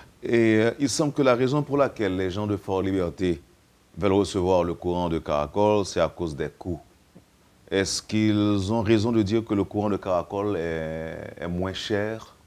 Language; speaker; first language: French; native; French